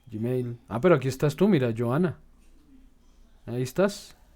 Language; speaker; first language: Spanish; native; Spanish